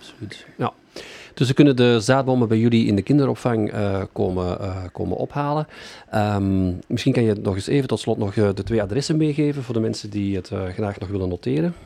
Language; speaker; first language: Dutch; native; Dutch